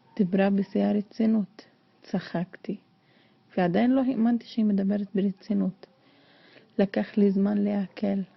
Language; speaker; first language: Hebrew; non-native, local second language; Arabic